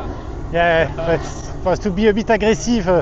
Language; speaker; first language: English; non-native, learner; French